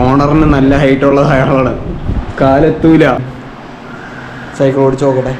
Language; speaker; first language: Malayalam; native; Malayalam